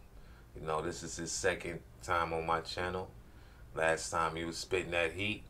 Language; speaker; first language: English; native; English